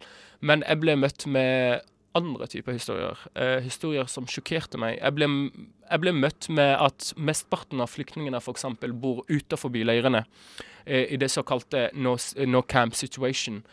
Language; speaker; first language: Norwegian; early bilingual, other home language; Arabic